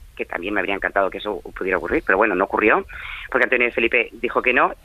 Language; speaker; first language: Spanish; native; Spanish